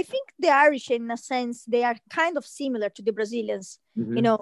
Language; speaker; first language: English; non-native, fluent; Portuguese